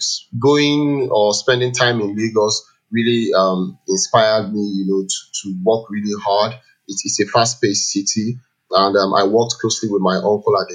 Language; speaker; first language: English; non-native, local second language; Igbo